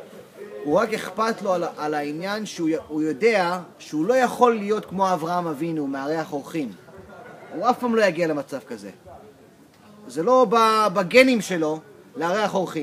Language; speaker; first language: Hebrew; early bilingual, heritage; English